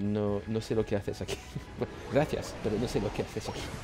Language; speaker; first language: Spanish; non-native, learner; French